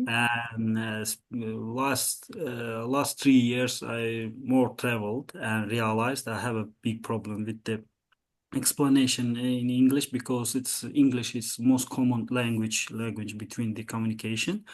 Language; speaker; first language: English; non-native, learner; Azerbaijani